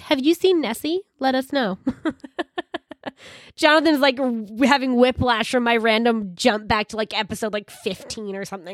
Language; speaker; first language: English; native; English